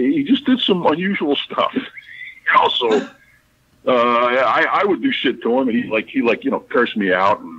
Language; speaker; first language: English; native; English